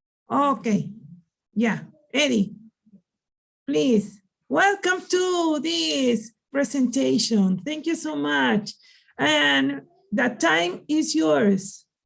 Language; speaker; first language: English; non-native, learner; Spanish